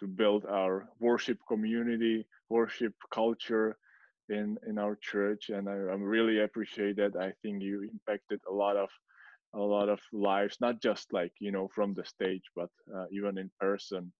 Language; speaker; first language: English; non-native, fluent; Czech